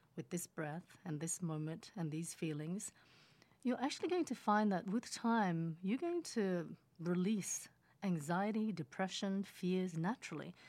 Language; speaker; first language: English; early bilingual, other home language; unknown